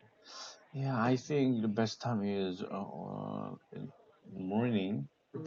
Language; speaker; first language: English; non-native, learner; Korean